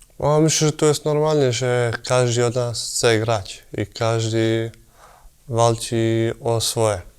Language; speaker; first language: Polish; non-native, fluent; Bosnian